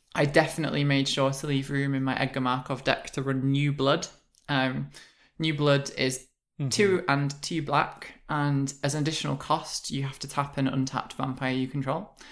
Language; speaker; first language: English; native; English